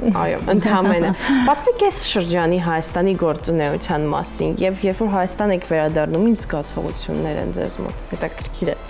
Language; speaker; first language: Armenian; native; Armenian